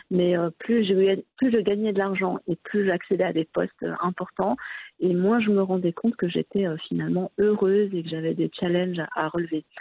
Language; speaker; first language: French; early bilingual, other home language; Arabic